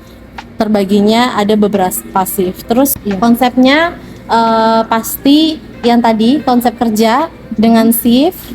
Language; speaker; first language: Indonesian; native; Indonesian